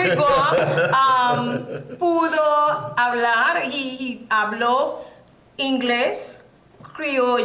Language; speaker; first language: Spanish; non-native, learner; English